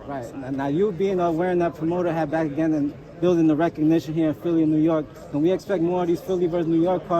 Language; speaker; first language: English; native; English